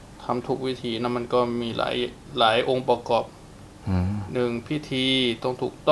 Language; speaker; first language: Thai; native; Thai